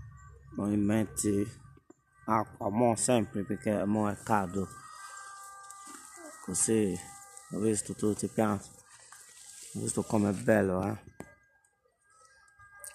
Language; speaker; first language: Italian; non-native, learner; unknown